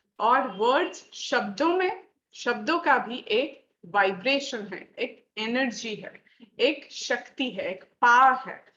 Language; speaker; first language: Hindi; non-native, local second language; Bangla